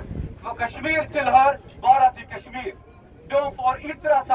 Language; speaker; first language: Swedish; non-native, learner; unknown